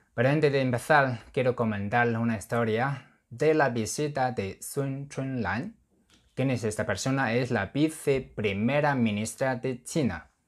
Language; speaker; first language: Spanish; non-native, fluent; Chinese